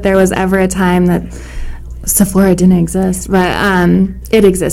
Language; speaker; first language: English; native; English